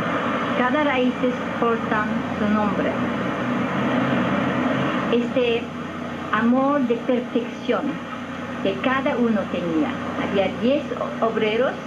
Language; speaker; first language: Spanish; non-native, fluent; Japanese